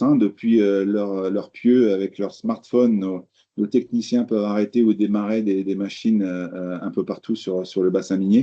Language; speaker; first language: French; native; French